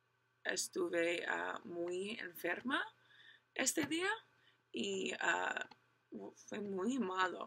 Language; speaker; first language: Spanish; non-native, learner; English